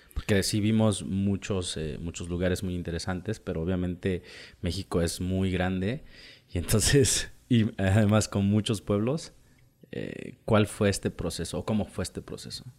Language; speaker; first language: Spanish; native; Spanish